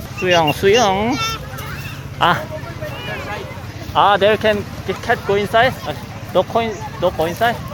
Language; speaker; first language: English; non-native, learner; Korean